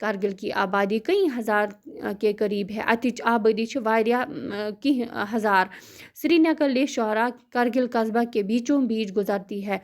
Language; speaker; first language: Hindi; non-native, local second language; Kashmiri